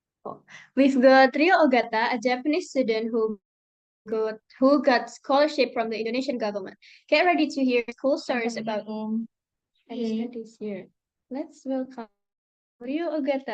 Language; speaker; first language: English; non-native, learner; Indonesian